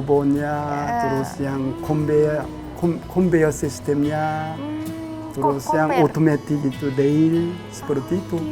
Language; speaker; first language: Indonesian; non-native, learner; Korean